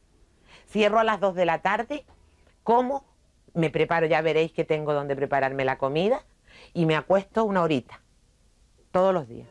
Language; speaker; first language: Spanish; native; Spanish